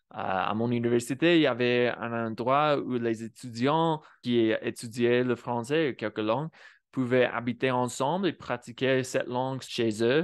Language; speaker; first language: French; non-native, fluent; English